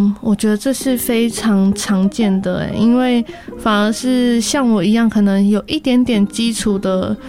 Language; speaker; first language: Chinese; non-native, local second language; Amis